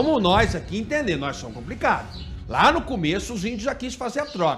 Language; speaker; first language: Portuguese; native; Portuguese